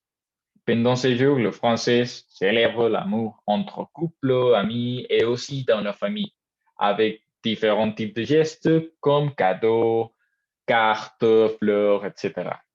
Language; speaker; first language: French; non-native, learner; Spanish